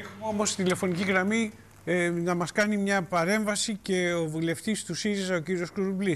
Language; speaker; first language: Greek; native; Greek